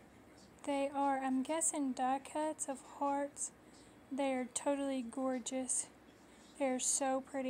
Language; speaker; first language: English; native; English